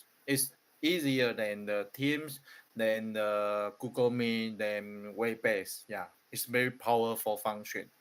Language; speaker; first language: English; non-native, learner; Chinese